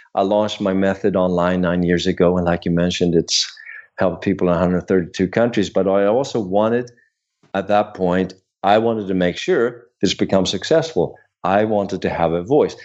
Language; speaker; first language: English; non-native, fluent; Swedish